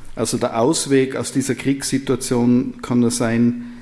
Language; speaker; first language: German; native; German